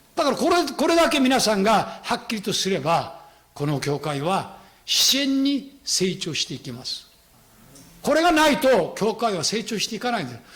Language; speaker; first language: Japanese; non-native, fluent; Korean